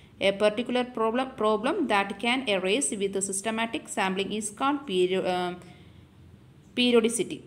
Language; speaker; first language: English; non-native, local second language; Malayalam